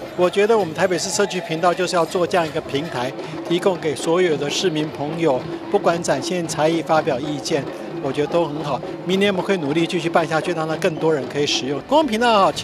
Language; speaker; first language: Chinese; native; Chinese